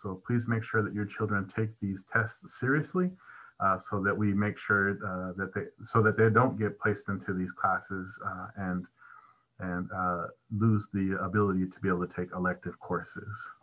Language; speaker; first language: English; early bilingual, other home language; Spanish